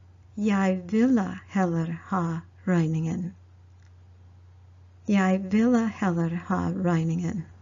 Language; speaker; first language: Norwegian; non-native, learner; English